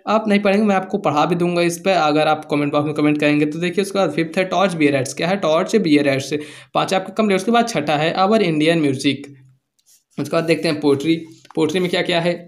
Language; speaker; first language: Hindi; native; Hindi